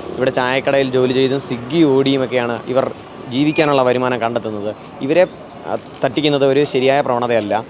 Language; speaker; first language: Malayalam; native; Malayalam